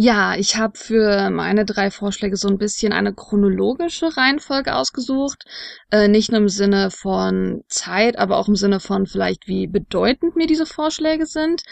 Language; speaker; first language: German; native; German